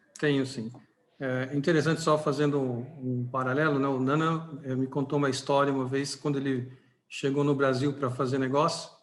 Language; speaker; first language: Portuguese; native; Portuguese